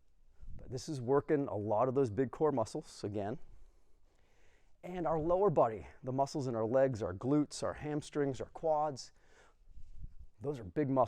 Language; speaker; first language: English; native; English